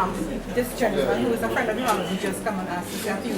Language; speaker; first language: English; native; English